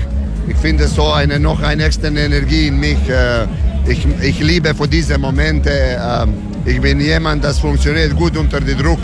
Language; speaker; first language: German; non-native, learner; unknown